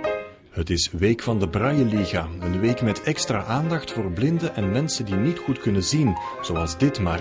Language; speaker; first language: Dutch; native; Dutch